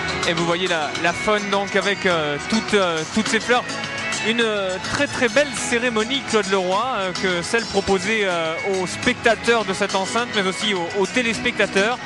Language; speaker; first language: French; native; French